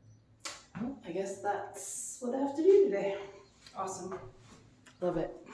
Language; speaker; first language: English; native; English